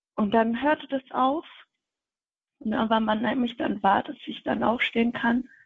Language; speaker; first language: German; non-native, fluent; Kinyarwanda